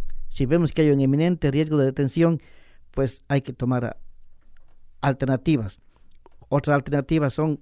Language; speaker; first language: Spanish; native; Spanish